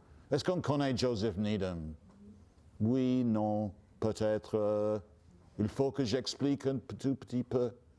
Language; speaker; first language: French; non-native, fluent; English